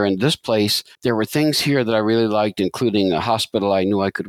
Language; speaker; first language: English; native; English